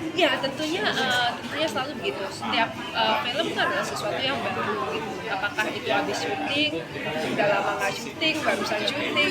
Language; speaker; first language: Indonesian; native; Indonesian